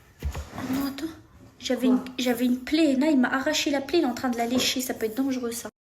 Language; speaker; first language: French; native; French